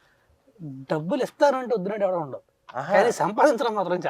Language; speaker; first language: Telugu; native; Telugu